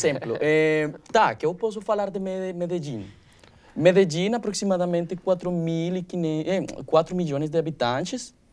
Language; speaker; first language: Portuguese; non-native, learner; Spanish